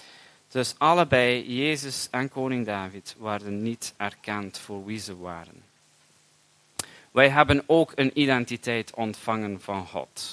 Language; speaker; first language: Dutch; non-native, fluent; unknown